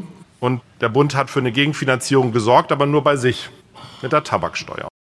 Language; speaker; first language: German; native; German